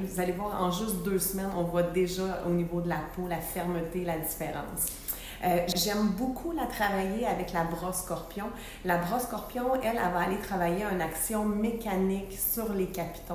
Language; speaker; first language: French; native; French